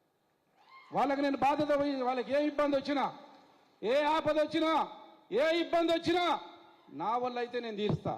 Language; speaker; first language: Telugu; native; Telugu